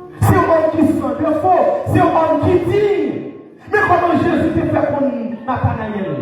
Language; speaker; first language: French; non-native, local second language; Haitian Creole